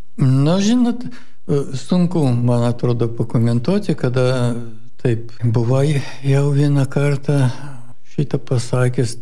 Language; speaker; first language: Lithuanian; non-native, local second language; Russian